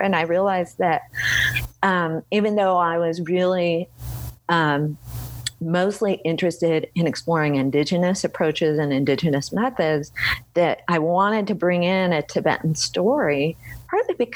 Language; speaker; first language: English; native; English